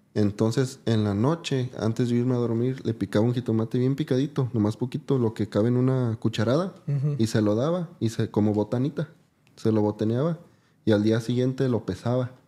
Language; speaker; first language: Spanish; native; Spanish